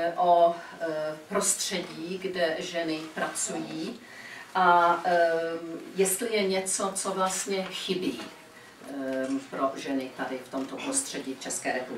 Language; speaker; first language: Czech; early bilingual, heritage; Czech